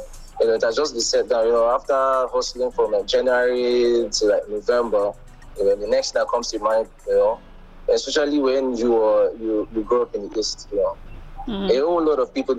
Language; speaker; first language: English; non-native, local second language; Igbo